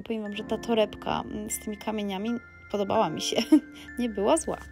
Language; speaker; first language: Polish; native; Polish